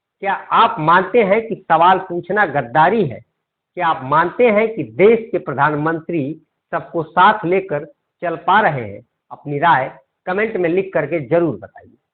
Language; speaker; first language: Hindi; native; Hindi